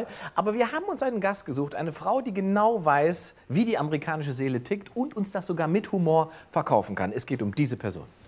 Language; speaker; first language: German; native; German